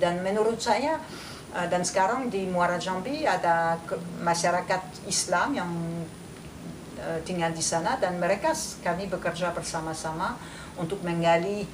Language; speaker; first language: Indonesian; non-native, fluent; French